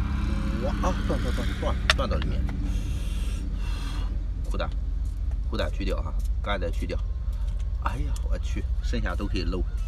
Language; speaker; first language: Chinese; native; Chinese